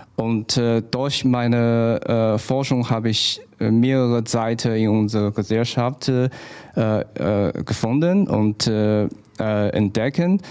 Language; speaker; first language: German; non-native, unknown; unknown